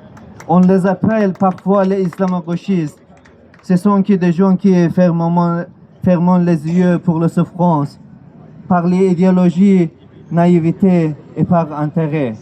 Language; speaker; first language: French; non-native, learner; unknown